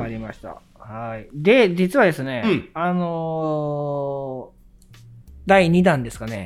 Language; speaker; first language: Japanese; native; Japanese